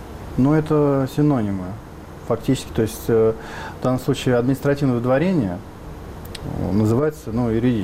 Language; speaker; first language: Russian; native; Russian